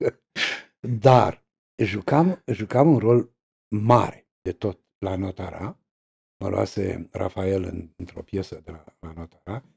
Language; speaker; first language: Romanian; native; Romanian